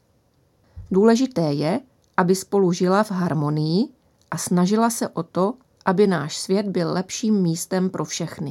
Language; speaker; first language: Czech; native; Czech